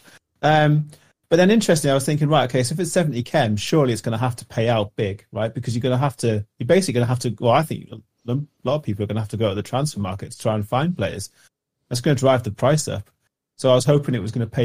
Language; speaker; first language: English; native; English